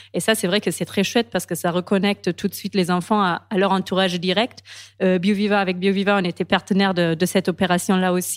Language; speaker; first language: French; non-native, fluent; German